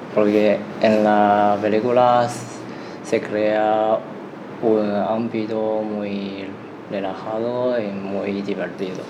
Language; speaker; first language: Spanish; non-native, learner; Chinese